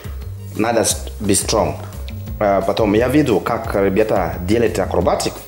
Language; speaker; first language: Russian; non-native, learner; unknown